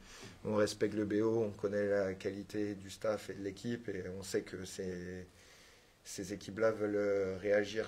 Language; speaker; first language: French; native; French